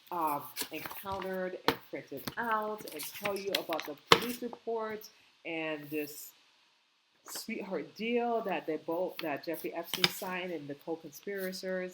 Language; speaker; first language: English; native; English